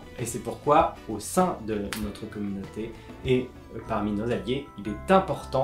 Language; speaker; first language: French; native; French